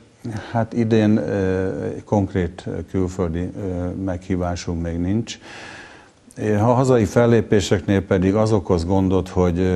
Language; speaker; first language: Hungarian; native; Hungarian